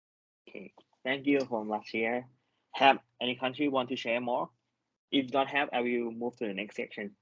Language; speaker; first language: English; non-native, learner; Thai